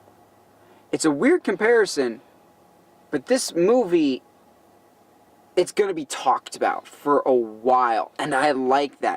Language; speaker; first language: English; native; English